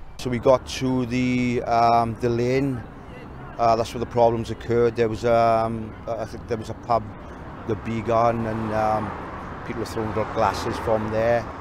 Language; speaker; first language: English; native; English